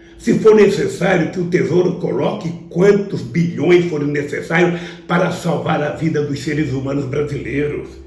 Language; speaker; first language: Portuguese; native; Portuguese